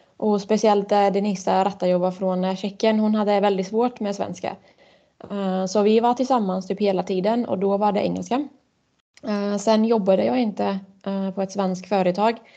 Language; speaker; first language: Swedish; non-native, fluent; German